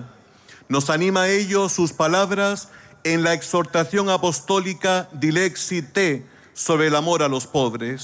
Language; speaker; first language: Spanish; native; Spanish